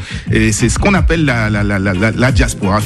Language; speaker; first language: French; native; French